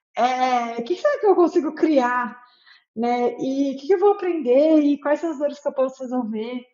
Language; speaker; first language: Portuguese; native; Portuguese